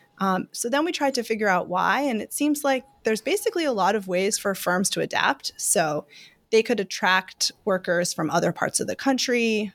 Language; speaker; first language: English; native; English